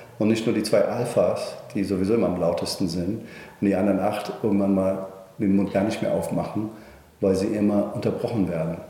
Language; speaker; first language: German; non-native, fluent; English